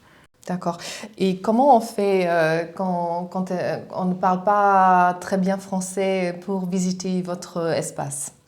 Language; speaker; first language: French; non-native, fluent; German